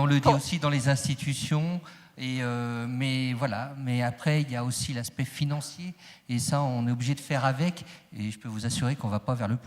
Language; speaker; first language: French; native; French